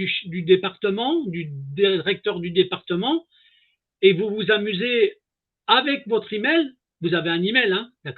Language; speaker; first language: French; native; French